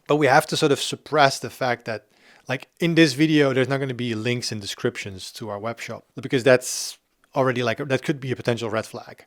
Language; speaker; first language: English; non-native, fluent; Dutch